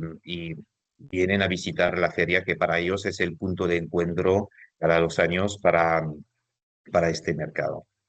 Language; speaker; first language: Spanish; non-native, fluent; French